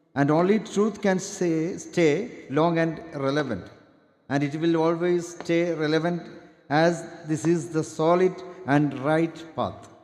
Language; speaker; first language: English; non-native, local second language; Malayalam